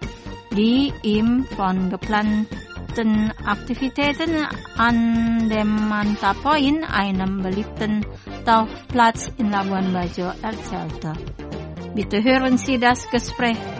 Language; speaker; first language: German; non-native, fluent; Indonesian